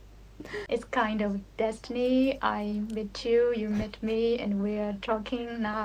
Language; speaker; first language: English; non-native, learner; Chinese